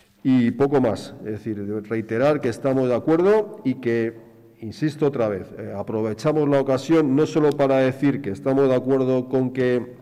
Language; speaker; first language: Spanish; native; Spanish